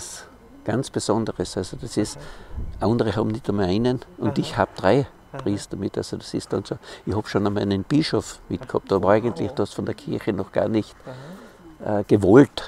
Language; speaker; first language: German; native; German